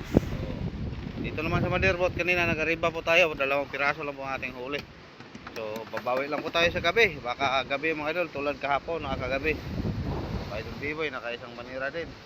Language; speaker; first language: Filipino; non-native, local second language; Cebuano